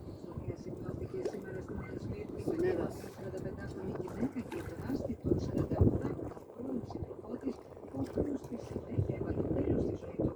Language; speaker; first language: Greek; native; Greek